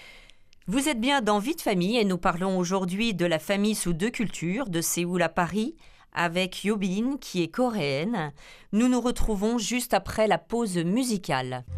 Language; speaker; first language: French; native; French